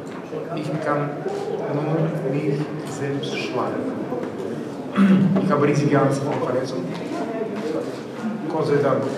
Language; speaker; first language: German; non-native, learner; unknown